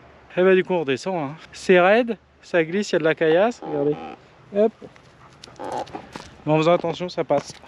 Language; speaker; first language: French; native; French